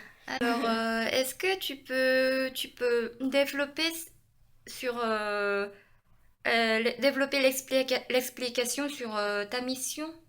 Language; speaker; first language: French; non-native, fluent; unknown